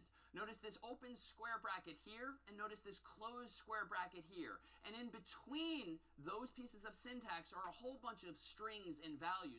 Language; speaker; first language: English; native; English